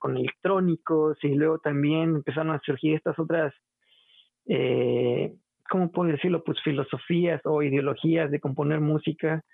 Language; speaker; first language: Spanish; native; Spanish